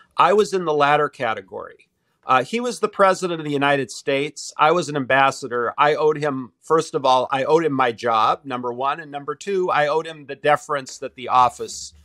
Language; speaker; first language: English; native; English